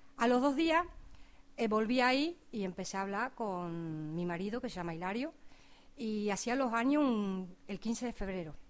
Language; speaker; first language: Spanish; native; Spanish